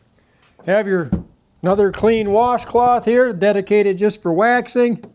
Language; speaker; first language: English; native; English